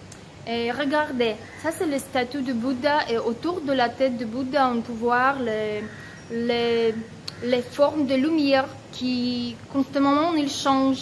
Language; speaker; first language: French; non-native, fluent; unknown